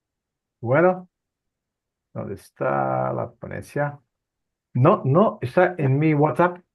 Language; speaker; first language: Spanish; non-native, fluent; Portuguese